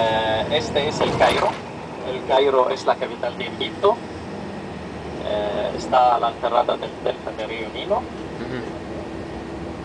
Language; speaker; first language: Spanish; non-native, fluent; Arabic